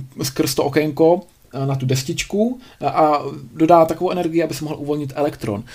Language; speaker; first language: Czech; native; Czech